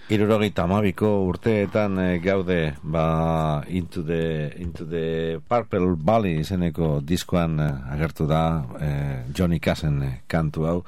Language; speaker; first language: Basque; native; Basque